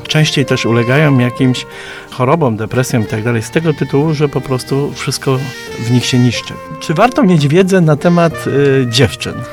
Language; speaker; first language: Polish; native; Polish